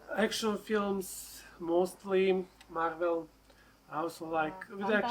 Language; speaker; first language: English; non-native, learner; Serbian